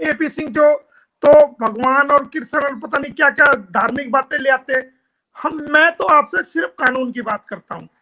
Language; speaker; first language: Hindi; native; Hindi